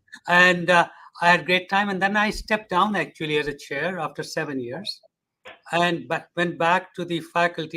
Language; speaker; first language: English; non-native, fluent; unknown